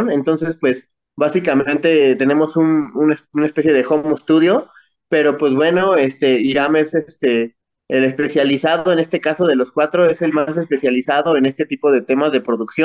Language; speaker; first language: Spanish; native; Spanish